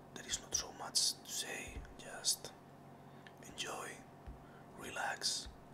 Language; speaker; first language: English; non-native, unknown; Spanish